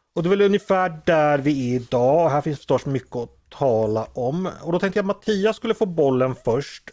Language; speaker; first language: Swedish; native; Swedish